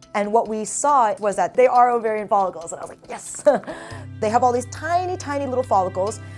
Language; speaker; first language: English; native; English